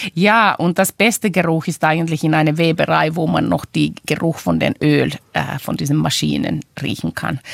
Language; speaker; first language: German; non-native, fluent; Finnish